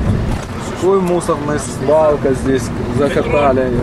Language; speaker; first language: Russian; native; Russian